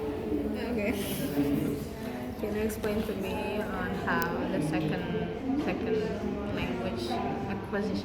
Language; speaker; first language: English; non-native, learner; Indonesian